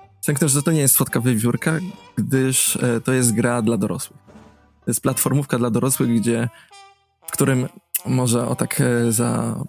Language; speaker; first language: Polish; native; Polish